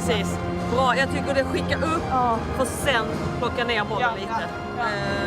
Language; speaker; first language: Swedish; native; Swedish